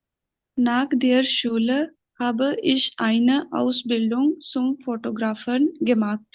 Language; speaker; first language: German; non-native, learner; Hindi